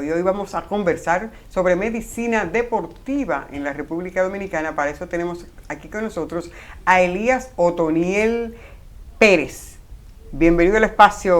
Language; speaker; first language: Spanish; native; Spanish